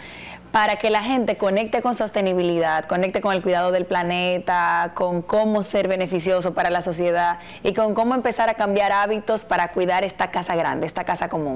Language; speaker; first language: Spanish; native; Spanish